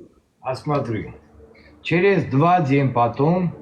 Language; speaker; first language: Russian; non-native, learner; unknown